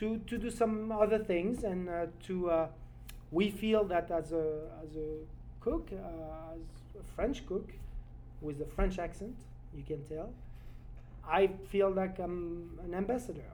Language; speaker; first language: English; non-native, fluent; French